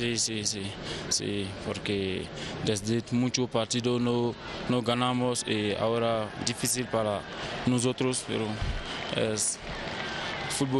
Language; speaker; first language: Spanish; non-native, learner; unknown